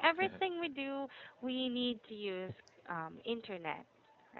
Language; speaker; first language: English; non-native, fluent; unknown